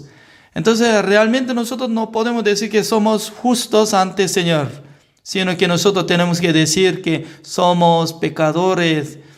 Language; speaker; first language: Spanish; non-native, learner; Korean